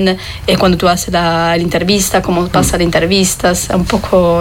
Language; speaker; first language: Spanish; non-native, fluent; French